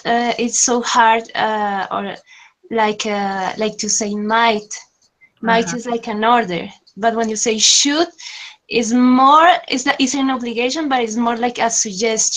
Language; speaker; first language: English; non-native, learner; Spanish